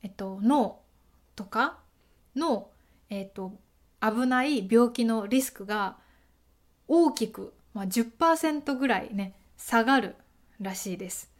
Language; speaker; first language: Japanese; native; Japanese